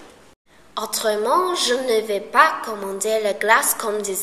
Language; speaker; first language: French; non-native, learner; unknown